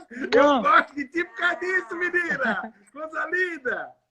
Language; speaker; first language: Portuguese; native; Portuguese